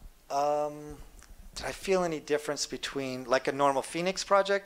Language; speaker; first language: English; native; English